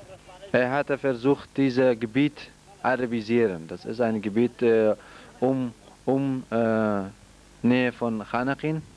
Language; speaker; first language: German; non-native, fluent; Central Kurdish